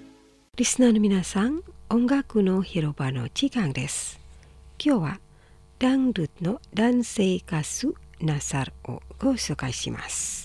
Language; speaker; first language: Japanese; non-native, fluent; Indonesian